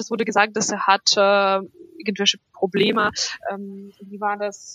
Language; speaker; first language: German; non-native, fluent; Russian